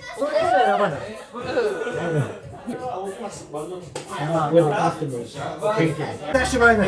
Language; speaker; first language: Japanese; native; Japanese